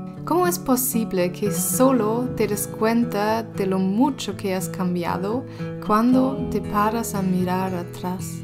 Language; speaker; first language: Spanish; non-native, learner; German